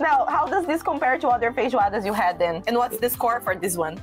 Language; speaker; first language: English; non-native, fluent; Portuguese